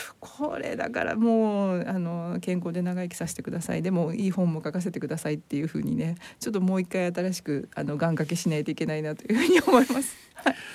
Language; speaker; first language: Japanese; native; Japanese